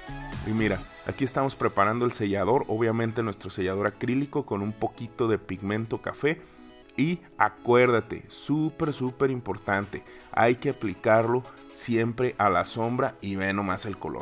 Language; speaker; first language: Spanish; native; Spanish